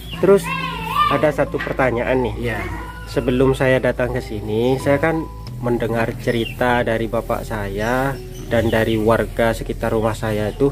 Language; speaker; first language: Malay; non-native, local second language; Javanese